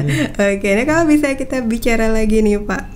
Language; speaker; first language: Indonesian; native; Indonesian